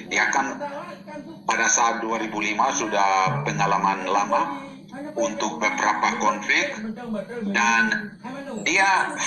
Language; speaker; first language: Indonesian; non-native, fluent; Finnish